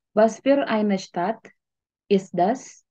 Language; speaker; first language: German; non-native, fluent; Indonesian